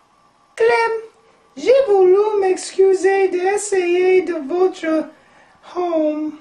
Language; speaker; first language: French; non-native, learner; English